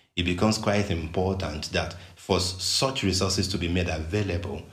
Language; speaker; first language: English; non-native, local second language; Yoruba